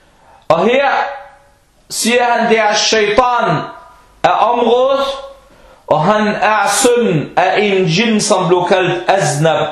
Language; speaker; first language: Danish; non-native, local second language; Arabic